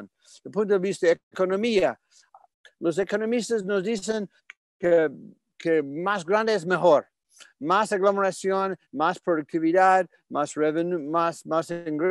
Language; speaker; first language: Spanish; non-native, fluent; English